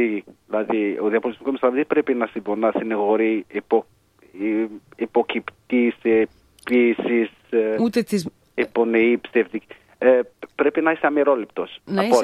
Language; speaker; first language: Greek; non-native, fluent; Arabic